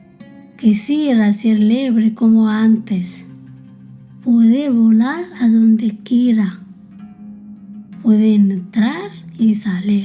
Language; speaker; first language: Spanish; early bilingual, other home language; Arabic